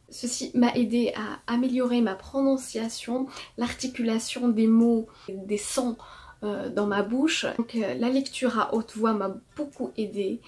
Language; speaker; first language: French; non-native, local second language; Arabic